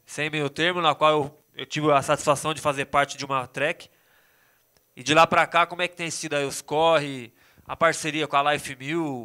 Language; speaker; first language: Portuguese; native; Portuguese